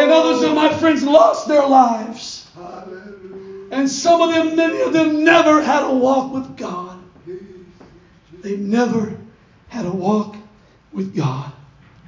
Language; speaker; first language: English; native; English